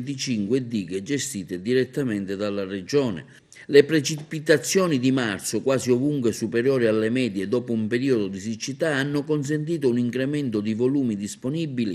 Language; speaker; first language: Italian; native; Italian